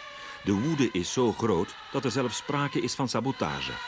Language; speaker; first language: Dutch; native; Dutch